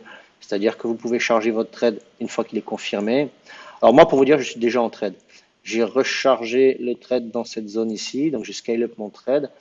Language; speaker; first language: French; native; French